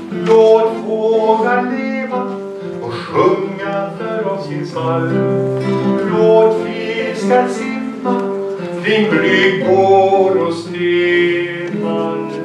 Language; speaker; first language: Swedish; native; Swedish